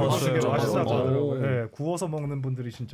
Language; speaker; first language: Korean; native; Korean